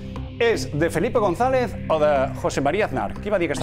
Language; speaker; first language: Catalan; native; Catalan